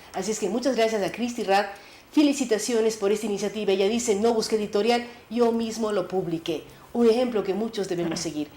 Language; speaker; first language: Spanish; native; Spanish